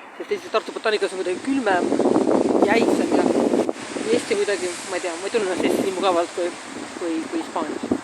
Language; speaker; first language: Estonian; native; Estonian